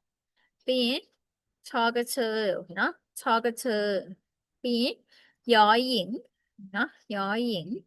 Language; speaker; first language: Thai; non-native, fluent; Burmese